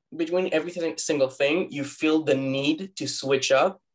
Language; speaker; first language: English; non-native, fluent; Hebrew